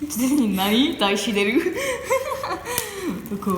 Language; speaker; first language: French; native; French